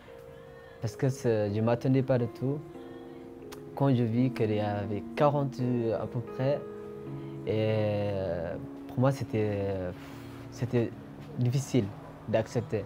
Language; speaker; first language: French; non-native, fluent; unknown